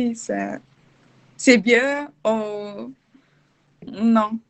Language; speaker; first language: French; non-native, learner; Portuguese